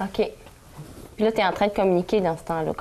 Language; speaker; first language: French; native; French